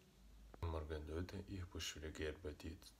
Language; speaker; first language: German; non-native, learner; Russian